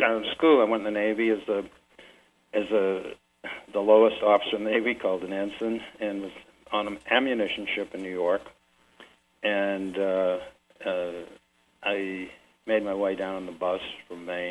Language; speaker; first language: English; native; English